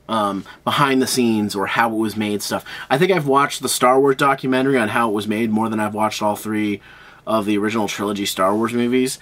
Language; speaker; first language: English; native; English